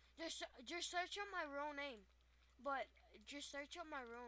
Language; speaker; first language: English; native; English